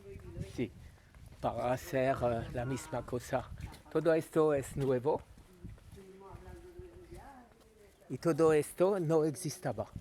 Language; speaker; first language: Spanish; non-native, learner; French